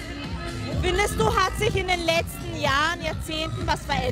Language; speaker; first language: German; native; German